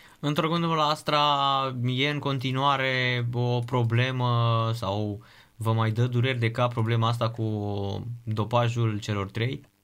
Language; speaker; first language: Romanian; native; Romanian